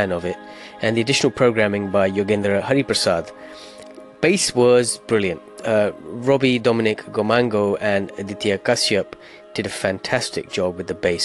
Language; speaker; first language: English; native; English